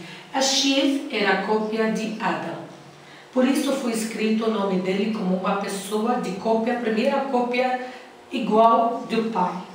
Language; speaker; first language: Portuguese; non-native, learner; Arabic